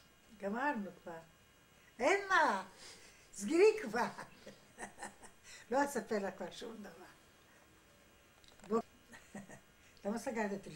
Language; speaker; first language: Hebrew; non-native, fluent; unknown